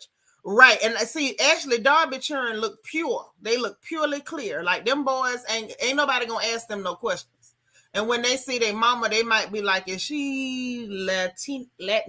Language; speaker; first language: English; native; English